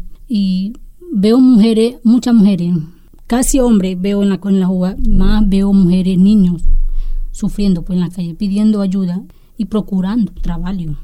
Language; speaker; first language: Spanish; non-native, local second language; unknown